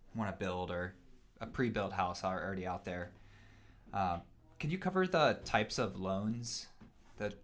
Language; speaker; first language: English; native; English